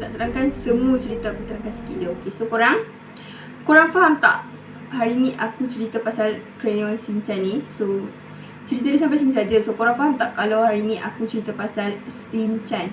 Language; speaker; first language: Malay; native; Malay